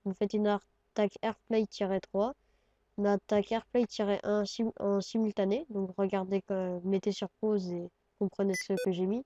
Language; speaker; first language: French; native; French